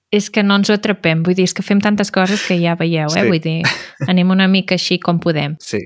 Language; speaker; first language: Catalan; native; Catalan